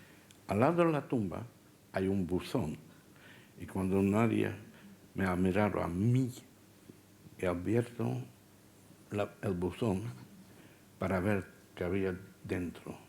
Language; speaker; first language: Spanish; non-native, fluent; Dutch